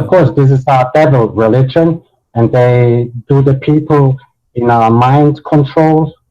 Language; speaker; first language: English; non-native, learner; Bosnian